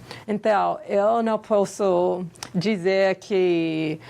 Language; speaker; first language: Portuguese; non-native, fluent; English